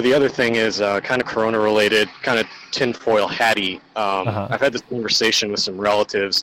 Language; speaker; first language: English; native; English